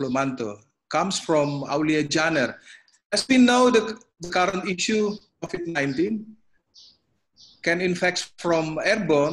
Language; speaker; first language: English; non-native, learner; Indonesian